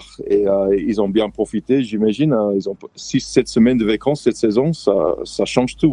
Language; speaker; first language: French; non-native, fluent; English